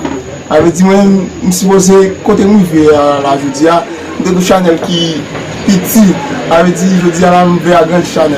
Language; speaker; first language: French; non-native, learner; Haitian Creole